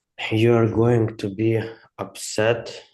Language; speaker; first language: English; non-native, learner; Ukrainian